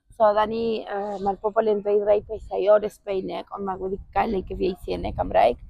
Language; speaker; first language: Welsh; early bilingual, heritage; Welsh